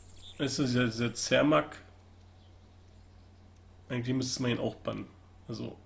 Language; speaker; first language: German; native; German